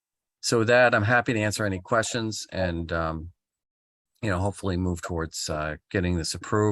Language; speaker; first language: English; native; English